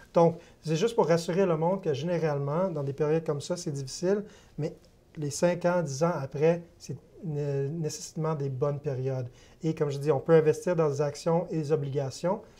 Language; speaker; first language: French; native; French